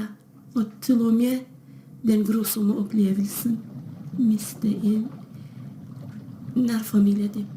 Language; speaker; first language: Norwegian; non-native, learner; Kurdish